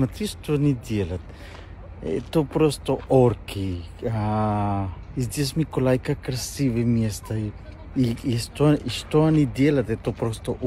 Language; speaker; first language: Russian; non-native, fluent; Spanish